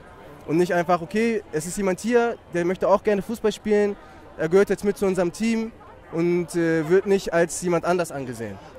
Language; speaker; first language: German; native; German